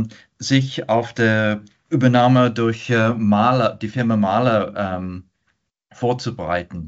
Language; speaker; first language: German; non-native, fluent; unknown